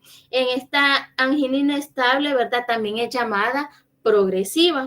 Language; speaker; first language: Spanish; native; Spanish